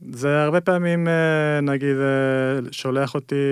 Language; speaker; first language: Hebrew; early bilingual, other home language; Spanish